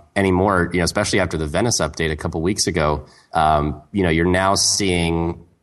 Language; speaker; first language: English; native; English